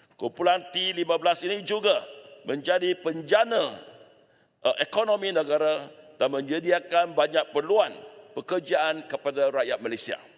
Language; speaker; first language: Malay; non-native, local second language; Chinese